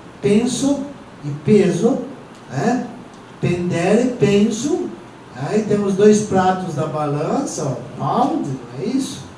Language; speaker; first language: Portuguese; non-native, local second language; Venetian